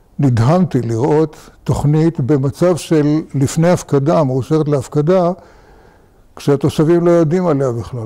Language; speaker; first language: Hebrew; native; Hebrew